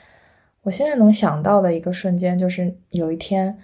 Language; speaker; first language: Chinese; native; Chinese